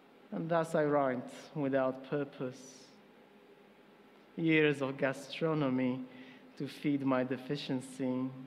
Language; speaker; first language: English; non-native, fluent; Polish